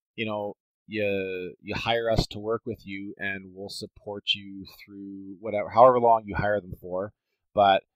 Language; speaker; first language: English; native; English